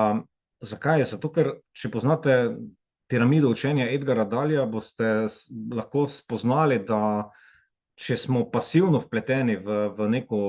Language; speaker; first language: Slovenian; native; Slovenian